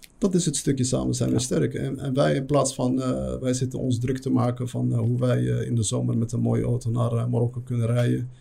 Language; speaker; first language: Dutch; early bilingual, other home language; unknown